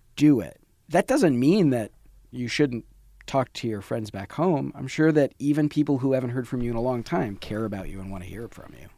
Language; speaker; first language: English; native; English